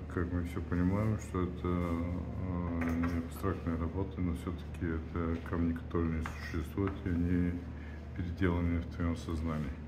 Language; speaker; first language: Russian; non-native, learner; Bulgarian